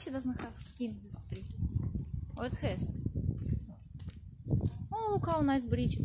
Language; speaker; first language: English; non-native, learner; Russian